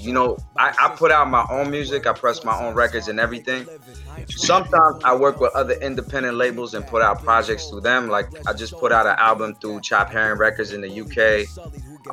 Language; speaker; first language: English; native; English